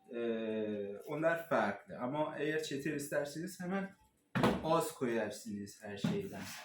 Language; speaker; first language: Turkish; non-native, fluent; Persian